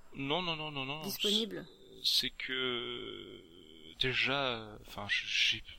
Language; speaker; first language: French; native; French